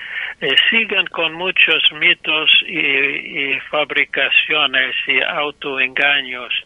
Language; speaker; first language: Spanish; non-native, fluent; English